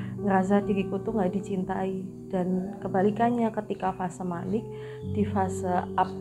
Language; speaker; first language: Indonesian; native; Indonesian